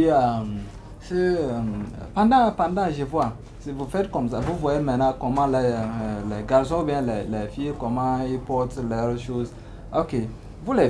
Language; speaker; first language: French; non-native, learner; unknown